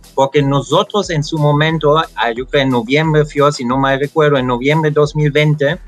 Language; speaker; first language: Spanish; non-native, fluent; German